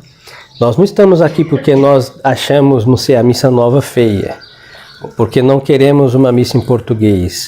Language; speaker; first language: Portuguese; non-native, fluent; Spanish